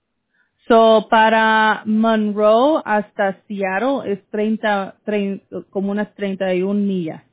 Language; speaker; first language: Spanish; early bilingual, heritage; Spanish